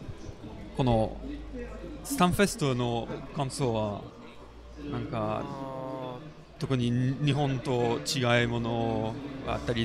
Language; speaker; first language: Japanese; non-native, fluent; French